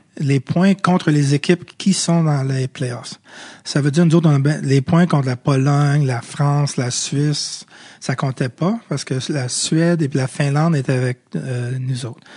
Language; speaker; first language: French; early bilingual, other home language; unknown